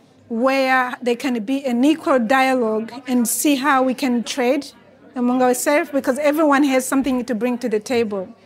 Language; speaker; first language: English; non-native, fluent; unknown